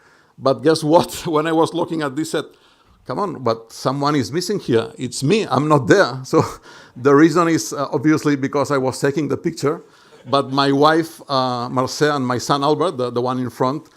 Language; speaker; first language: English; non-native, fluent; Catalan